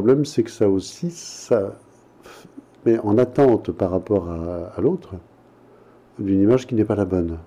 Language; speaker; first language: French; native; French